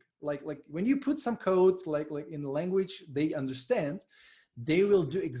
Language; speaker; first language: English; non-native, fluent; Slovak